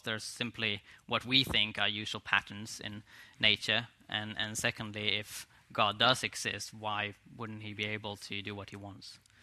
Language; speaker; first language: English; non-native, fluent; Swedish